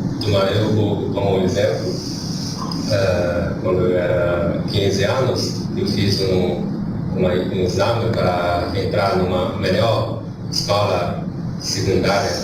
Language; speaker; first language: Portuguese; non-native, learner; Chinese